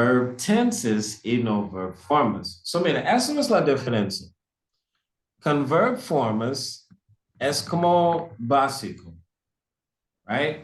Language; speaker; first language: Spanish; non-native, fluent; English